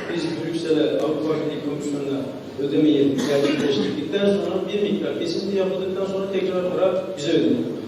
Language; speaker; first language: Turkish; early bilingual, heritage; Turkish